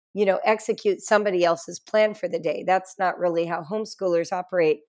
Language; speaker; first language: English; native; English